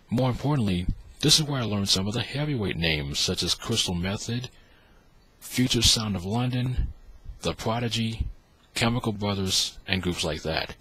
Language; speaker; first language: English; native; English